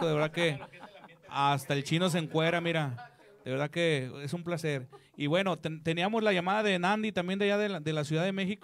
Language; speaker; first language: Spanish; native; Spanish